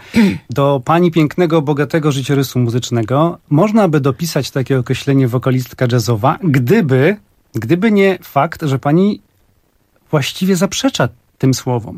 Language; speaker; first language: Polish; native; Polish